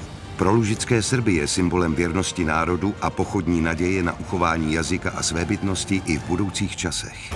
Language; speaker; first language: Czech; native; Czech